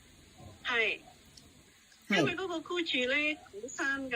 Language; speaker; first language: Cantonese; non-native, fluent; Indonesian